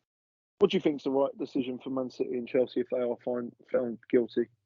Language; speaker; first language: English; native; English